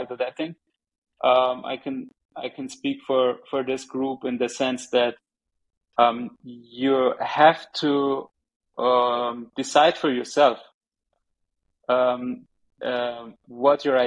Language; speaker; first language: English; non-native, fluent; German